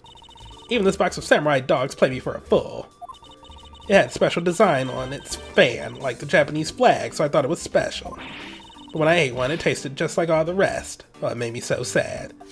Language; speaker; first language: English; native; English